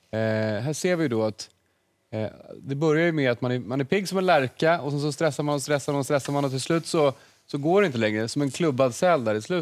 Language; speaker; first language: Swedish; native; Swedish